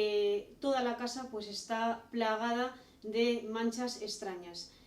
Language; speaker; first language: Spanish; native; Spanish